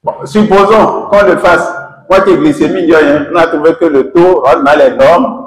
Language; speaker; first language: French; non-native, local second language; Yoruba